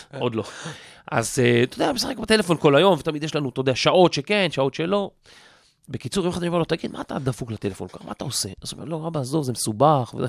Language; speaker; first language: Hebrew; native; Hebrew